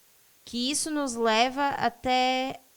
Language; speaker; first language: Portuguese; native; Portuguese